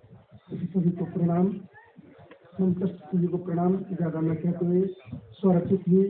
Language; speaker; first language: Hindi; native; Hindi